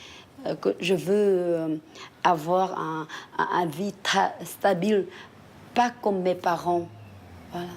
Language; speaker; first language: French; early bilingual, other home language; Vietnamese